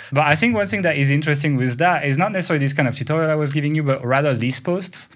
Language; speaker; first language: English; non-native, fluent; French